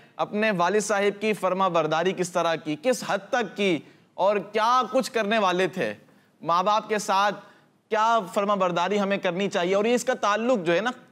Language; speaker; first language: Urdu; native; Urdu